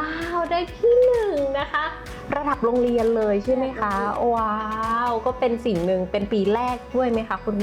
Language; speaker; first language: Thai; native; Thai